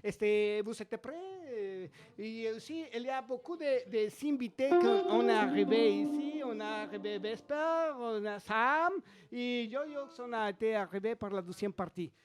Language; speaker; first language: French; non-native, learner; Spanish